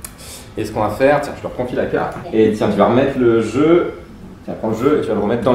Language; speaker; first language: French; native; French